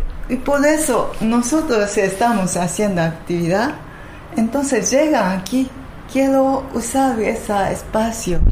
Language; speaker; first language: Spanish; non-native, learner; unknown